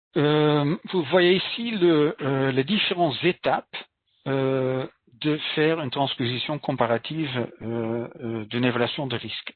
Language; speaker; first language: French; non-native, fluent; Dutch